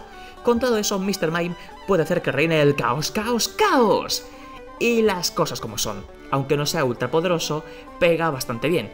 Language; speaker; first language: Spanish; native; Spanish